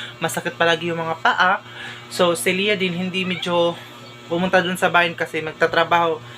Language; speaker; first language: Filipino; non-native, local second language; Cebuano